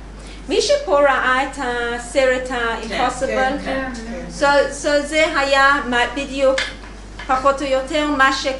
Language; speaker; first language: Hebrew; non-native, learner; English